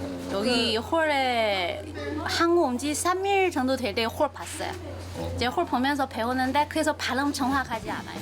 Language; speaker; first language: Korean; non-native, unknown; Chinese